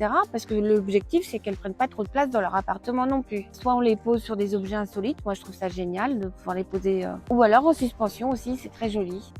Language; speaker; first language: French; native; French